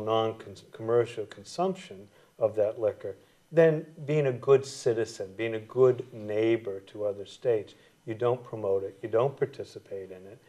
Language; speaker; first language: English; native; English